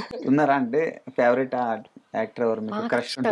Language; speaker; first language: Telugu; native; Telugu